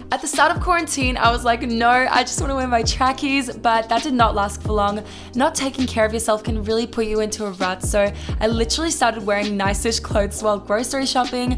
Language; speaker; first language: English; native; English